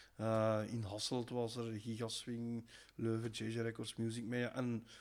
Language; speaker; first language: Dutch; native; Dutch